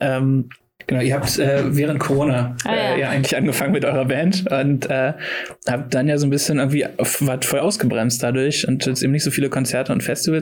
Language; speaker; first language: German; native; German